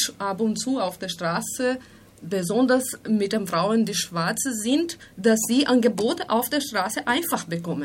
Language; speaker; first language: German; non-native, fluent; Spanish